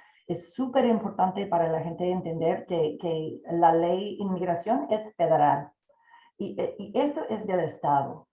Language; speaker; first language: Spanish; non-native, fluent; English